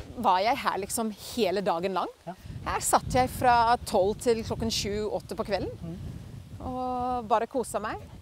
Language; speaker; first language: Norwegian; non-native, fluent; English